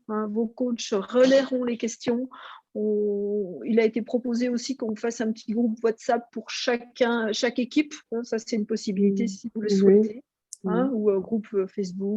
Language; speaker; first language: French; native; French